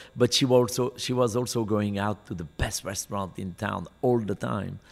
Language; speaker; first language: English; non-native, fluent; French